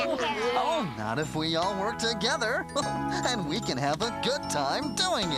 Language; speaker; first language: English; native; English